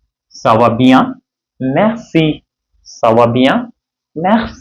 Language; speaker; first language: French; non-native, fluent; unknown